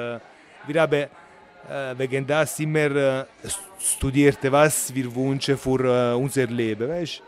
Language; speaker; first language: German; non-native, learner; Italian